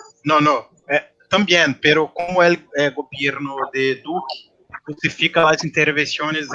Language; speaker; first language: Spanish; non-native, learner; Portuguese